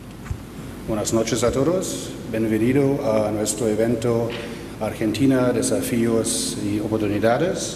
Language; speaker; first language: Spanish; non-native, fluent; German